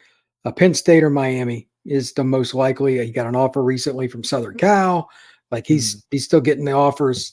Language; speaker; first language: English; native; English